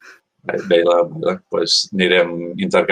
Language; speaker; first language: Catalan; non-native, learner; English